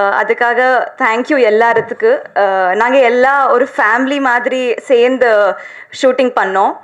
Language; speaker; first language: Tamil; non-native, learner; Telugu